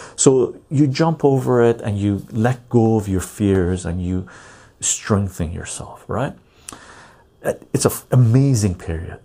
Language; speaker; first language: English; early bilingual, other home language; Persian